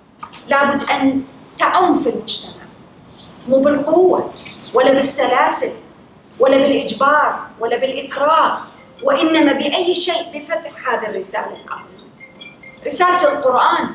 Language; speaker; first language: Arabic; native; Arabic